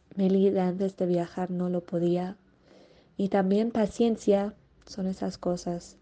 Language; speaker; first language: Spanish; non-native, fluent; Persian